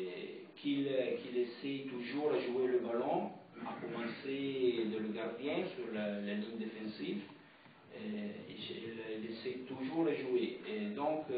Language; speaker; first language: French; non-native, fluent; Italian